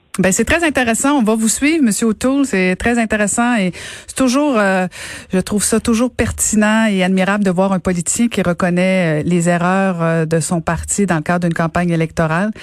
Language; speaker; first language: French; native; French